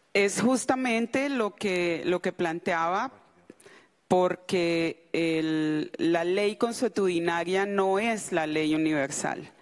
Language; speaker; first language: Spanish; non-native, local second language; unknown